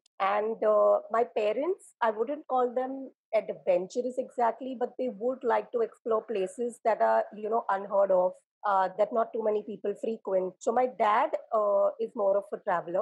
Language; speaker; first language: English; non-native, local second language; Hindi